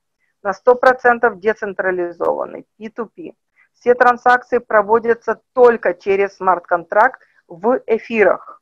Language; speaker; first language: Russian; native; Russian